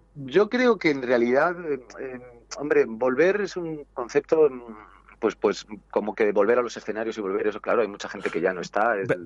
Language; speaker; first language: Spanish; native; Spanish